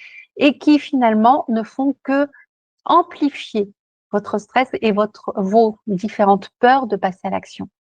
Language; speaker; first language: French; native; French